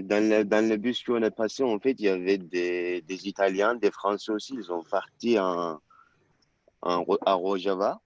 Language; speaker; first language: French; non-native, learner; Turkish